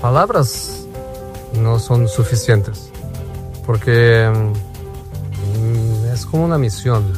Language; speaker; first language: Spanish; non-native, fluent; Portuguese